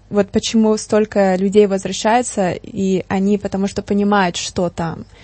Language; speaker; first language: Russian; early bilingual, heritage; Russian